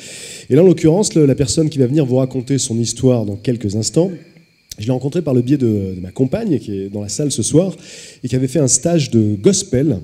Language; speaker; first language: French; native; French